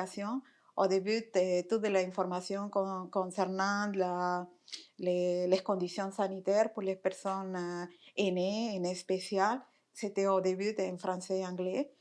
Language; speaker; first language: French; non-native, fluent; Spanish